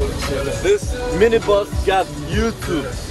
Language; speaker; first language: English; non-native, fluent; Persian